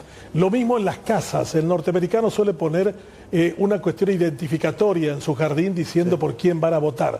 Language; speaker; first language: Spanish; native; Spanish